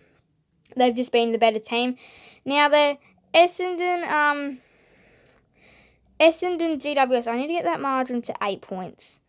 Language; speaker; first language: English; native; English